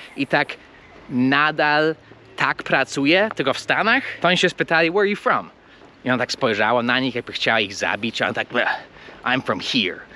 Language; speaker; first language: Polish; early bilingual, heritage; Polish